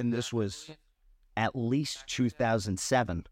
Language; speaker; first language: English; native; English